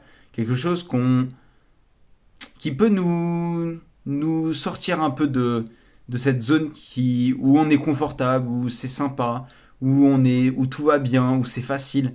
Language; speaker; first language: French; native; French